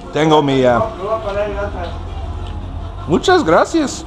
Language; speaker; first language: Spanish; non-native, learner; English